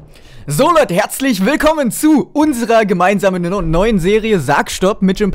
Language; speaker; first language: German; native; German